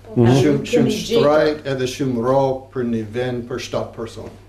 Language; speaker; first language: Albanian; non-native, learner; English